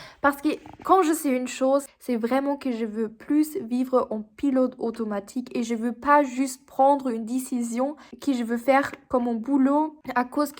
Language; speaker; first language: French; non-native, fluent; German